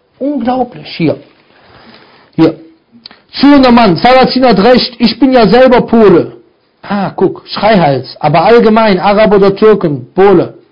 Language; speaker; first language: German; native; German